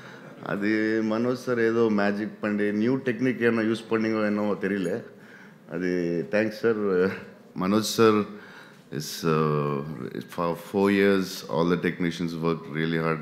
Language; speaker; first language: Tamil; non-native, learner; Telugu